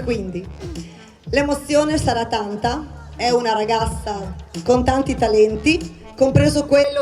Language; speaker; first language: Italian; native; Italian